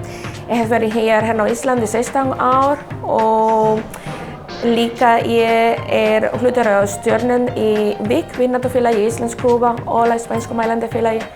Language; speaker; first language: Icelandic; non-native, learner; Spanish